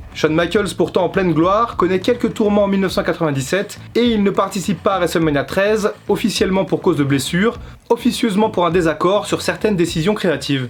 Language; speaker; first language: French; native; French